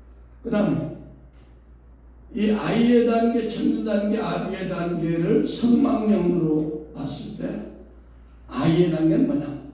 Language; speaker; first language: Korean; native; Korean